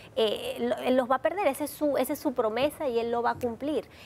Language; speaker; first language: Spanish; native; Spanish